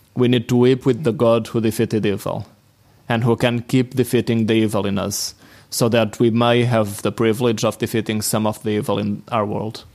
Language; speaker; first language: English; non-native, fluent; Portuguese